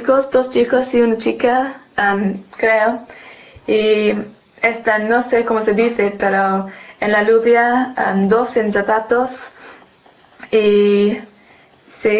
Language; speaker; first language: Spanish; non-native, learner; English